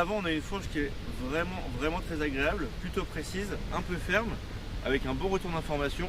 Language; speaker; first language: French; native; French